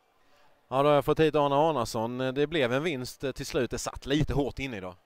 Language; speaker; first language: Swedish; native; Swedish